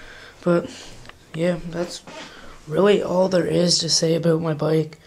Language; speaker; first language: English; native; English